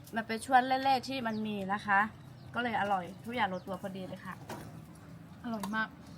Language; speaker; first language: Thai; non-native, local second language; Lahu